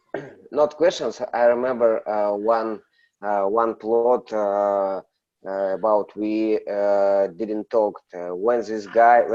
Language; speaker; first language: English; non-native, learner; Russian